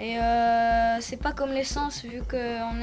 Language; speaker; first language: French; non-native, local second language; Arabic